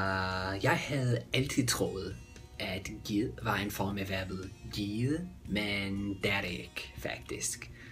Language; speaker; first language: Danish; non-native, fluent; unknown